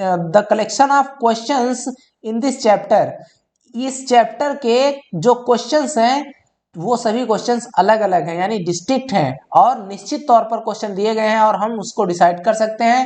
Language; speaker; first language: Hindi; native; Hindi